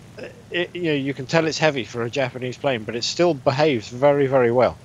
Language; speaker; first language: English; native; English